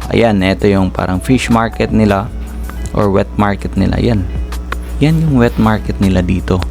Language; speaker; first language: Filipino; native; Filipino